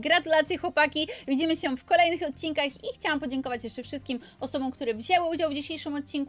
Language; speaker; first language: Polish; native; Polish